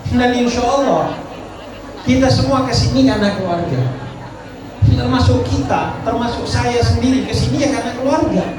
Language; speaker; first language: Indonesian; non-native, local second language; Madurese